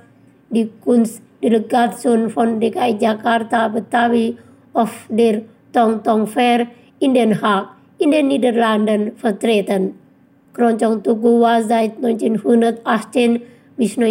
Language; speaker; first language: German; non-native, fluent; Indonesian